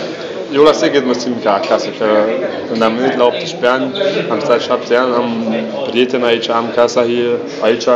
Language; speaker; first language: Romanian; non-native, local second language; Hungarian